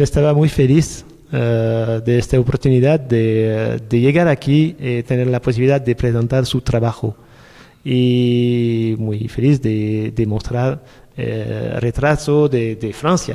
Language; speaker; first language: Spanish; non-native, learner; French